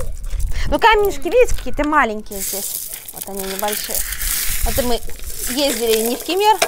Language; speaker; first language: Russian; native; Russian